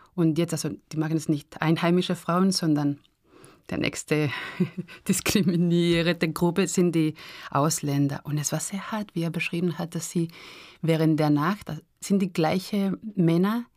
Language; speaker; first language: German; non-native, fluent; Spanish